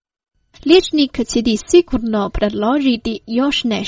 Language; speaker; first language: Croatian; non-native, fluent; Chinese